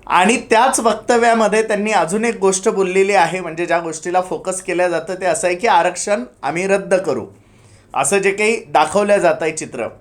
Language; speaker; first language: Marathi; native; Marathi